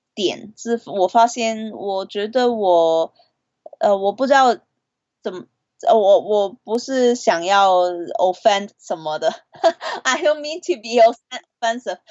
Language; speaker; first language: Chinese; non-native, fluent; Cantonese